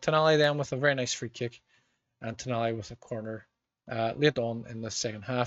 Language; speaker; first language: English; native; English